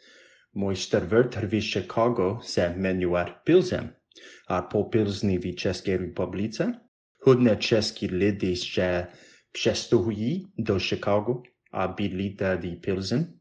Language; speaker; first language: Czech; non-native, learner; English